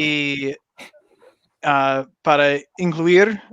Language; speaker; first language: Spanish; non-native, learner; English